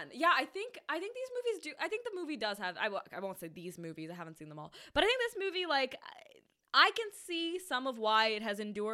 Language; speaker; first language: English; non-native, local second language; Hindi